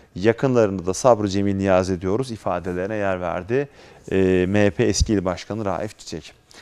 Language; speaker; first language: Turkish; native; Turkish